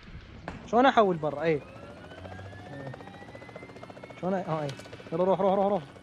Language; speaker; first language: Arabic; native; Arabic